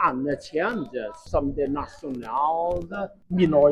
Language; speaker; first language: Norwegian; non-native, learner; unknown